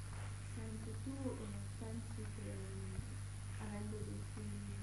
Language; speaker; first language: Italian; early bilingual, heritage; Italian